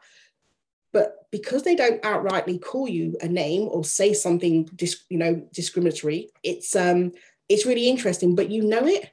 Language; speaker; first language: English; native; English